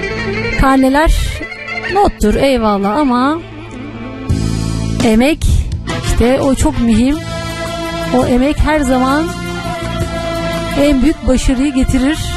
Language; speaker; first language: Turkish; native; Turkish